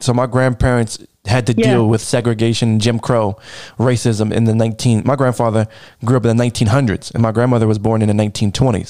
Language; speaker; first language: English; native; English